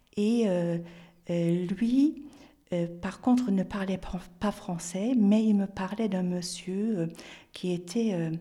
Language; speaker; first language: French; non-native, fluent; German